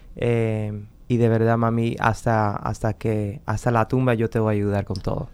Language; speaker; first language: Spanish; early bilingual, heritage; Spanish